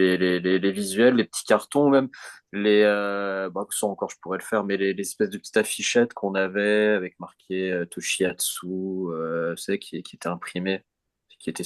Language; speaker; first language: French; native; French